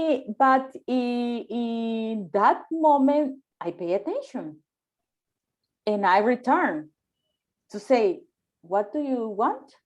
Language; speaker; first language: English; non-native, learner; Spanish